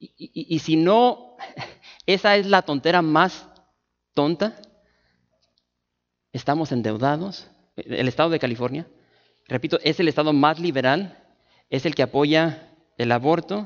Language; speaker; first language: Spanish; native; Spanish